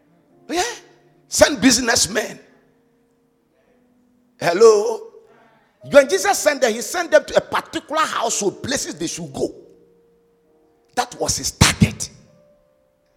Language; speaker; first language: English; non-native, local second language; Akan